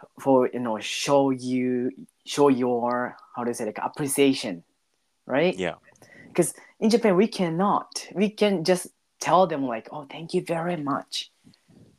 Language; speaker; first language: English; non-native, learner; Japanese